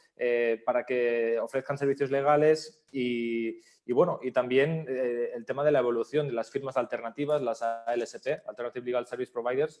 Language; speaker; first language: Spanish; native; Spanish